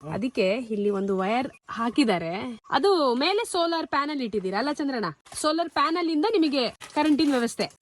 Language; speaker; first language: Kannada; non-native, local second language; Tulu